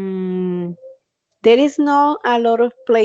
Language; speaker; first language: English; non-native, learner; Spanish